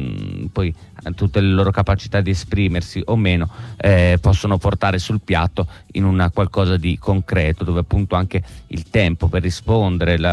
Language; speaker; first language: Italian; native; Italian